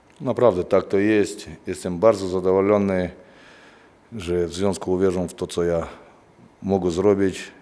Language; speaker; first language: Polish; non-native, fluent; Russian